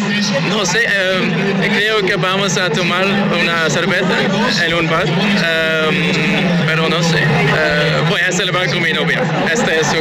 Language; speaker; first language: Spanish; non-native, learner; Dutch